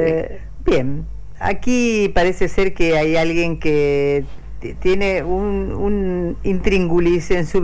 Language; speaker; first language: Spanish; native; Spanish